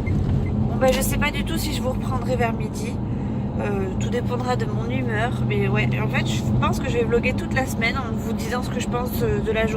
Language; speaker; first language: French; native; French